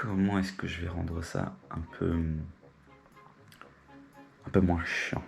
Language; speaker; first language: French; native; French